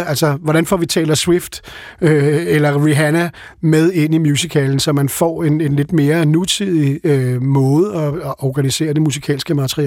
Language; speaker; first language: Danish; native; Danish